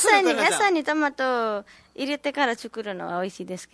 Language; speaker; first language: Japanese; non-native, learner; Nepali